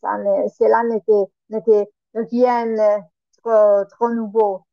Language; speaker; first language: French; non-native, learner; Italian